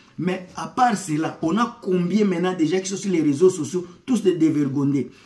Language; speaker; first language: French; non-native, local second language; Lingala